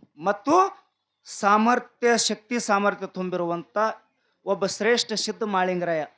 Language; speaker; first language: Kannada; non-native, local second language; Lambadi